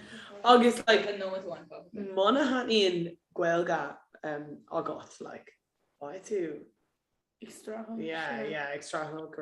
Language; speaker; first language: Irish; non-native, local second language; English